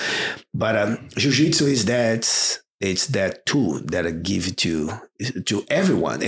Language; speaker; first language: English; non-native, fluent; Portuguese